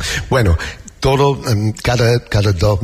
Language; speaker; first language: Spanish; non-native, learner; English